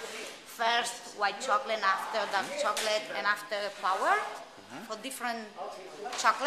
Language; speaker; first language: English; non-native, learner; Spanish